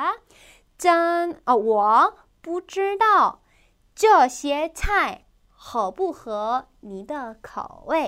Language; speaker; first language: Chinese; non-native, fluent; Korean